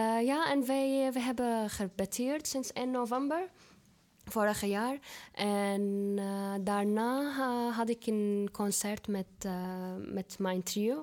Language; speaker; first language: Dutch; non-native, fluent; Arabic